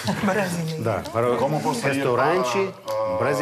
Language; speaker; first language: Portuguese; non-native, fluent; Russian